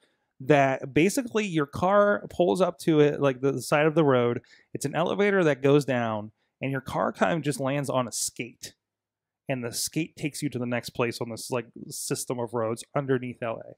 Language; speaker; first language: English; native; English